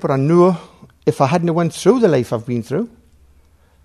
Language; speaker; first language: English; native; English